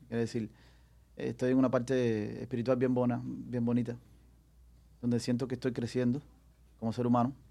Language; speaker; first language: Spanish; native; Spanish